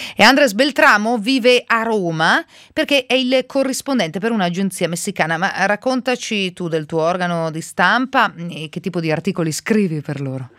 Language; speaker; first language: Italian; native; Italian